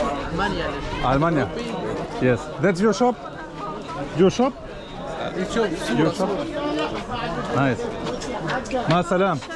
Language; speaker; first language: English; non-native, fluent; Turkish